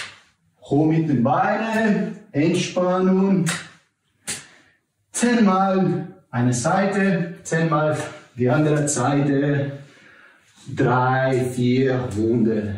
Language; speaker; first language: German; non-native, learner; Portuguese